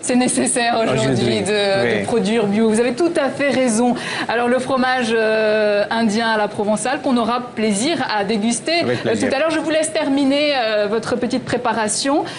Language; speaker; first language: French; native; French